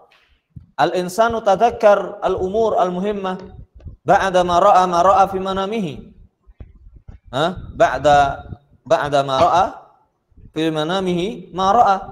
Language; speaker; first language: Arabic; non-native, fluent; Indonesian